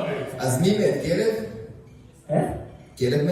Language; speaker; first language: Hebrew; native; Hebrew